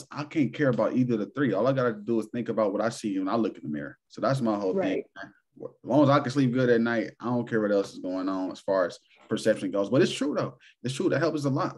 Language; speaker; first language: English; native; English